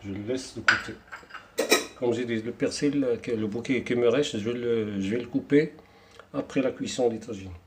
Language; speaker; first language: French; non-native, local second language; Arabic